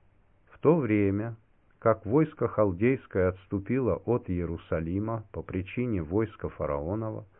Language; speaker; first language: Russian; native; Russian